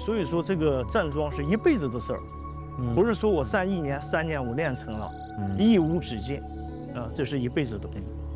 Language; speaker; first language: Chinese; native; Chinese